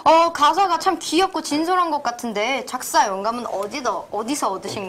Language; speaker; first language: Korean; native; Korean